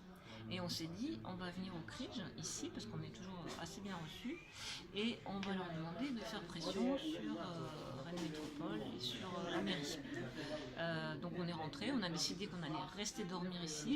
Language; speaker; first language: French; native; French